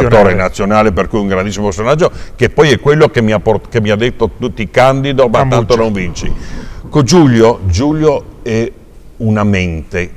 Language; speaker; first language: Italian; native; Italian